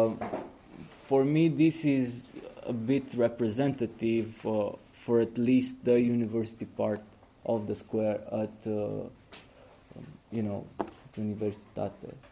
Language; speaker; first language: English; non-native, fluent; Romanian